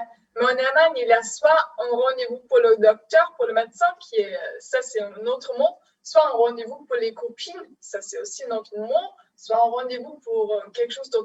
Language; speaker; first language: French; non-native, fluent; German